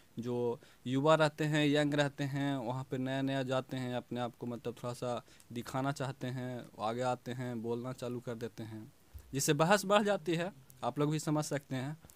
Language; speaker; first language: Hindi; native; Hindi